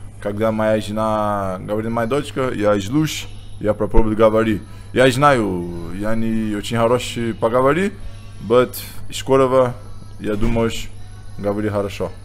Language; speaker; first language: Russian; non-native, learner; Portuguese